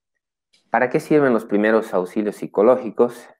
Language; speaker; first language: Spanish; native; Spanish